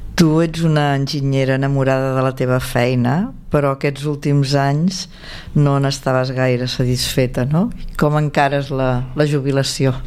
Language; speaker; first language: Catalan; native; Catalan